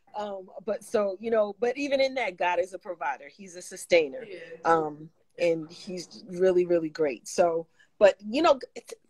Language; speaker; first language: English; native; English